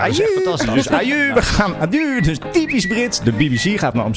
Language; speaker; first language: Dutch; native; Dutch